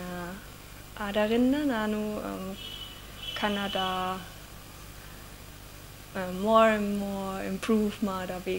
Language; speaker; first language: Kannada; non-native, learner; German